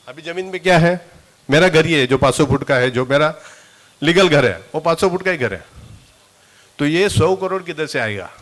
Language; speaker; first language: Hindi; non-native, local second language; Marathi